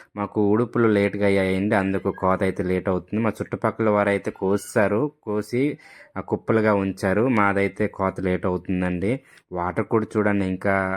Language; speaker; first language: Telugu; non-native, local second language; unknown